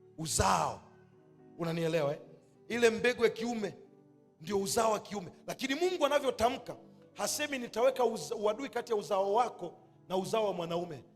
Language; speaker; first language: Swahili; native; Swahili